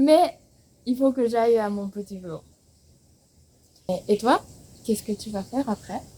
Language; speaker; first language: French; non-native, learner; Japanese